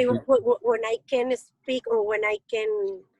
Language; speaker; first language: English; non-native, learner; Spanish